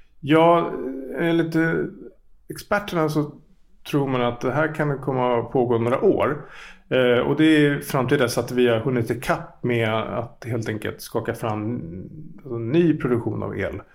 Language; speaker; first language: Swedish; native; Swedish